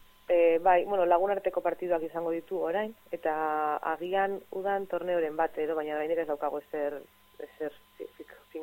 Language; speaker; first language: Basque; non-native, local second language; Spanish